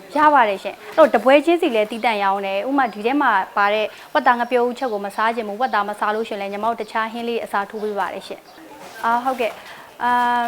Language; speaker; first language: Burmese; non-native, local second language; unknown